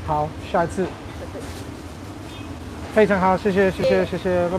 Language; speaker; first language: Chinese; non-native, fluent; English